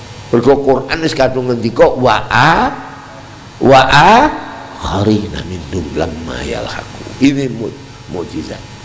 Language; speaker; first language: Indonesian; non-native, local second language; Javanese